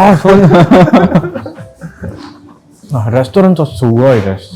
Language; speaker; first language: Japanese; non-native, learner; Telugu